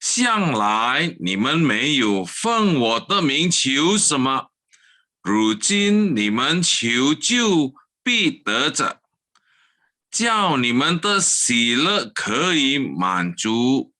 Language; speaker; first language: Chinese; early bilingual, heritage; Chinese